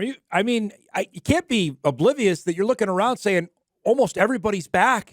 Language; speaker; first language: English; native; English